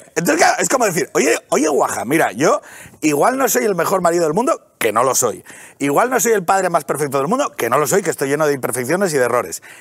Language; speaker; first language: Spanish; native; Spanish